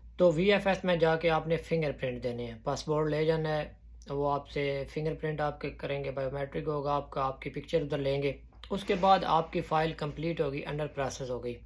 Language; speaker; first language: Urdu; non-native, local second language; Punjabi